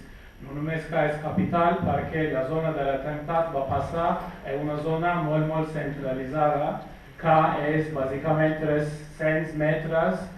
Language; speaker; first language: Catalan; non-native, fluent; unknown